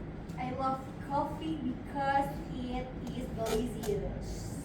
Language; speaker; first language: English; non-native, learner; Indonesian